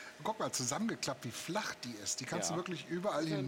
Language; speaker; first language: German; native; German